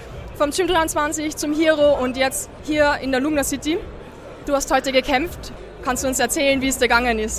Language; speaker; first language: German; native; German